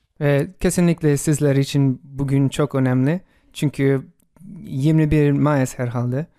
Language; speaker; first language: Turkish; non-native, fluent; English